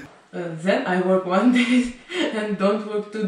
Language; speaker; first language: English; non-native, learner; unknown